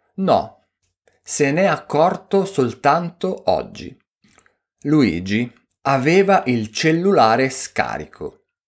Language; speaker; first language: Italian; native; Italian